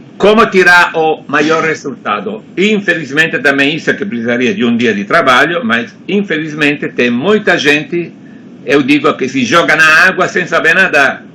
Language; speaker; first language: Portuguese; non-native, fluent; Italian